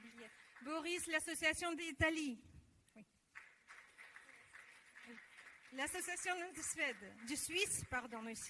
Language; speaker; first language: French; non-native, learner; Russian